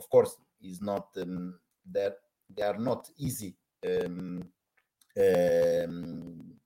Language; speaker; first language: English; non-native, learner; Portuguese